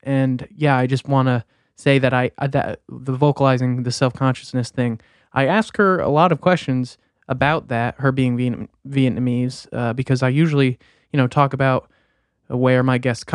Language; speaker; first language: English; native; English